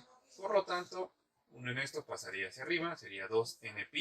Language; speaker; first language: Spanish; native; Spanish